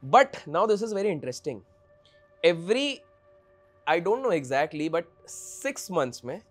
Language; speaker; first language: Hindi; non-native, local second language; Odia